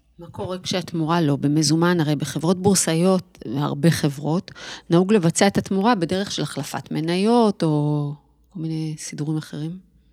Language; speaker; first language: Hebrew; native; Hebrew